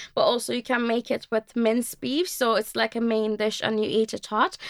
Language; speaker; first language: English; non-native, fluent; Turkish